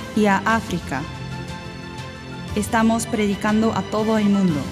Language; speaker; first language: Spanish; non-native, learner; Korean